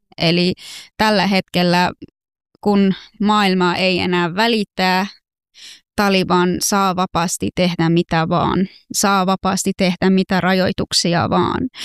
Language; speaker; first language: Finnish; non-native, fluent; Persian